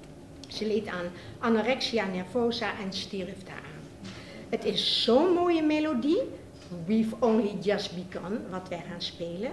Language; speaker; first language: Dutch; native; Dutch